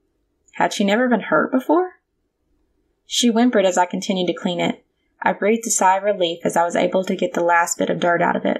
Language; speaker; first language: English; native; English